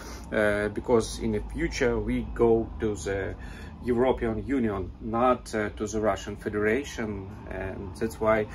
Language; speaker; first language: English; non-native, learner; Russian